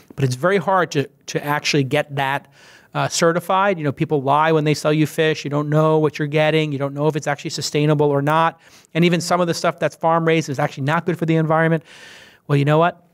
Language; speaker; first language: English; native; English